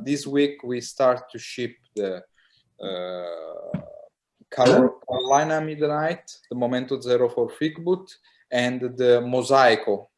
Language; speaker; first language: English; non-native, learner; Italian